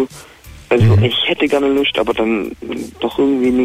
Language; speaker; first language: German; native; German